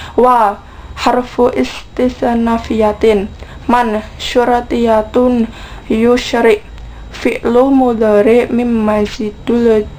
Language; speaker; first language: Arabic; non-native, learner; Indonesian